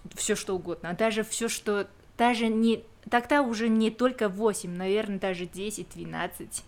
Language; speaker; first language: Russian; non-native, fluent; Chinese